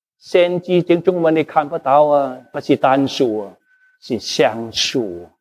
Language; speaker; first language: Chinese; non-native, local second language; Cantonese